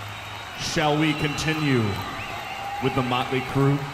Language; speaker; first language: English; native; English